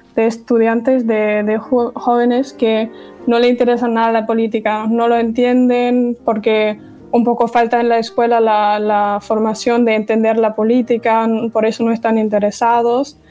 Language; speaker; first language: Spanish; non-native, fluent; German